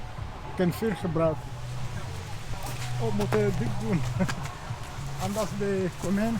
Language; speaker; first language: Dutch; non-native, learner; Kinyarwanda